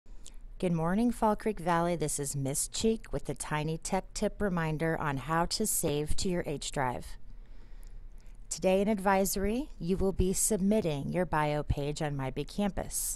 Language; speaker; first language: English; native; English